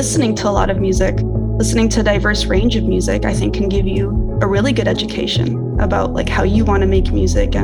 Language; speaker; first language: English; native; English